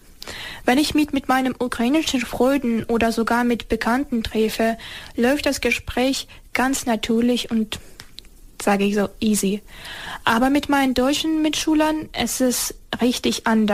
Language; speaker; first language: German; non-native, learner; Ukrainian